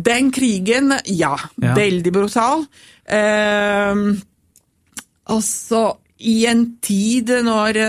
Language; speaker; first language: Norwegian; non-native, fluent; Italian